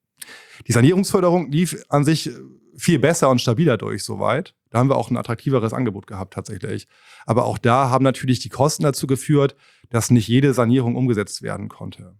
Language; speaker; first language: German; native; German